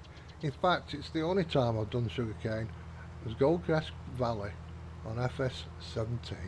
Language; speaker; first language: English; native; English